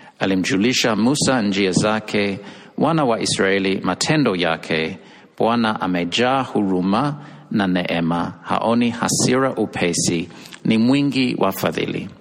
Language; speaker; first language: Swahili; non-native, fluent; English